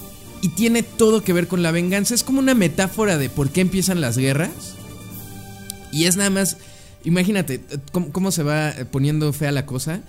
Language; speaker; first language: Spanish; native; Spanish